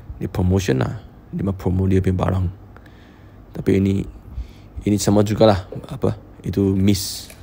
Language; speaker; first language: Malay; non-native, local second language; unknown